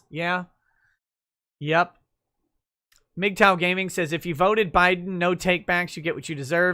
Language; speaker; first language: English; native; English